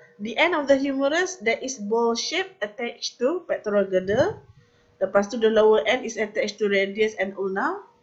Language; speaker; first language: English; non-native, local second language; Malay